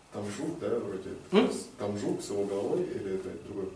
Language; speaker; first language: Russian; native; Russian